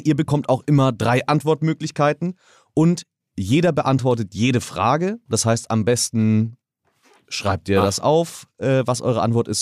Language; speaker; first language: German; native; German